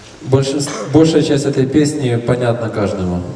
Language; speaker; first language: Russian; native; Russian